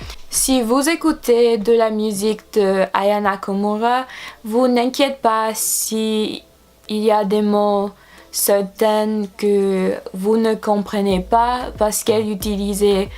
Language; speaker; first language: French; non-native, learner; English